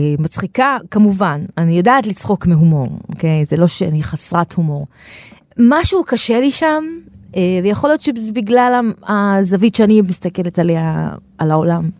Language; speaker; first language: Hebrew; non-native, local second language; Arabic